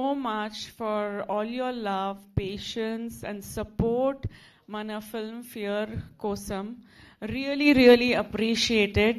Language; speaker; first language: Telugu; non-native, fluent; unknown